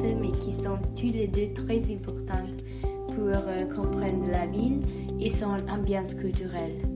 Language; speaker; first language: French; non-native, learner; Italian